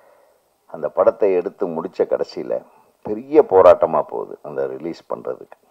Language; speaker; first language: Tamil; native; Tamil